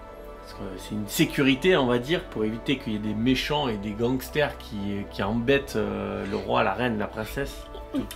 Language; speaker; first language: French; native; French